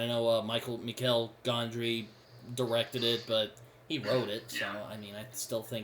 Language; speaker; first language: English; native; English